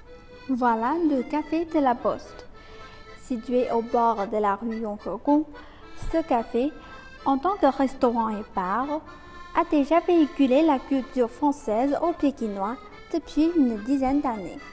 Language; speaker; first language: French; non-native, fluent; Chinese